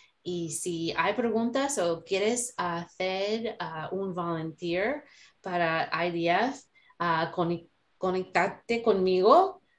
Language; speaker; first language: Spanish; non-native, learner; English